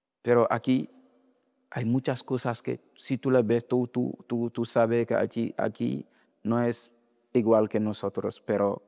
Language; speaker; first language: Spanish; non-native, learner; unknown